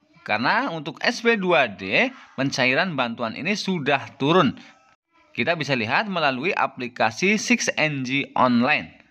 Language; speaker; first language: Indonesian; native; Indonesian